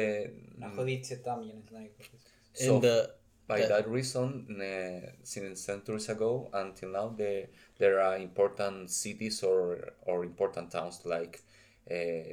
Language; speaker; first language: English; non-native, learner; Spanish